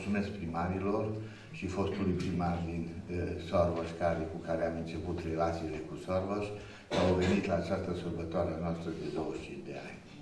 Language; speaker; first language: Romanian; non-native, local second language; Hungarian